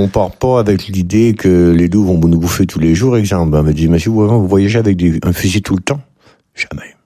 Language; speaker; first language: French; native; French